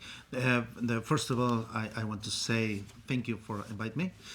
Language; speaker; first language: English; non-native, learner; Spanish